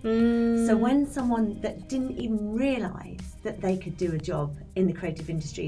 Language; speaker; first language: English; native; English